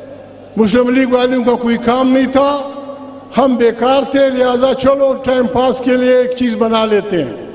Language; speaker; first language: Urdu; non-native, local second language; Pashto